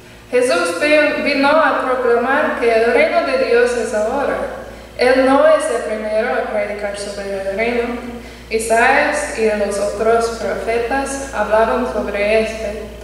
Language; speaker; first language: Spanish; non-native, learner; English